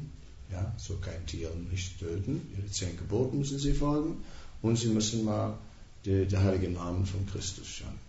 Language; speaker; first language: German; non-native, fluent; Dutch